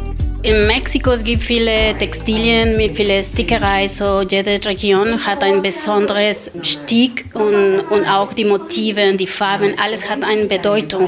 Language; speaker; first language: German; non-native, learner; Spanish